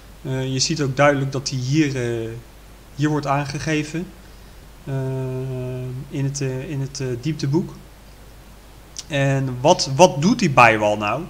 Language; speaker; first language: Dutch; native; Dutch